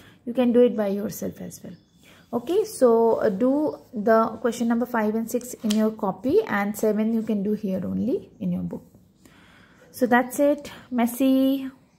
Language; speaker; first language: English; non-native, local second language; Hindi